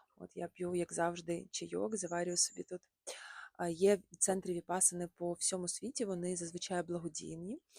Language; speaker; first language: Ukrainian; non-native, local second language; Russian